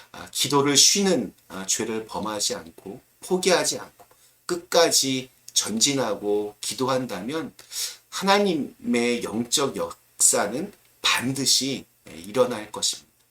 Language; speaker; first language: Korean; native; Korean